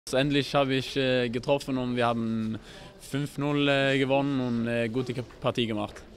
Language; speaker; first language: German; non-native, fluent; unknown